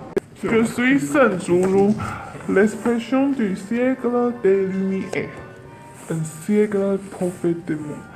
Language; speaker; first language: French; non-native, learner; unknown